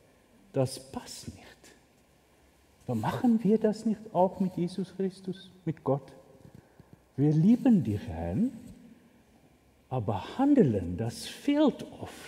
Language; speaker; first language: German; non-native, fluent; Afrikaans